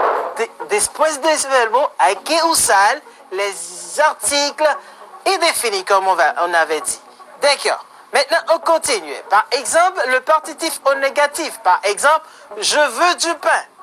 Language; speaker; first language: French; non-native, fluent; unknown